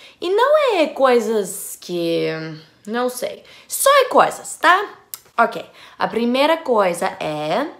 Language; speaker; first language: Portuguese; non-native, learner; English